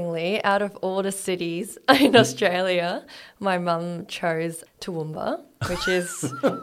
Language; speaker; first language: English; non-native, local second language; Cantonese